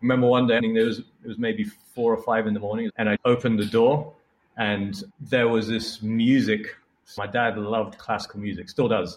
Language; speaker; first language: English; native; English